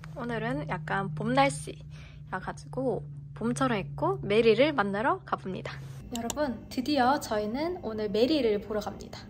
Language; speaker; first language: Korean; native; Korean